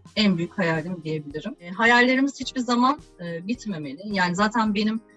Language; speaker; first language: Turkish; native; Turkish